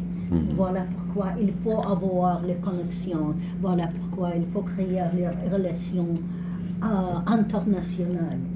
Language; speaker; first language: French; non-native, learner; English